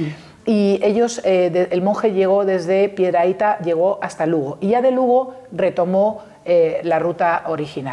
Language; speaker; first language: Spanish; native; Spanish